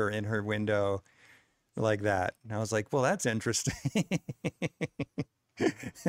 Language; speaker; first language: English; native; English